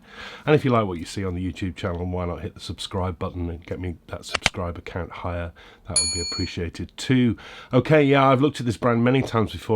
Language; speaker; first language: English; native; English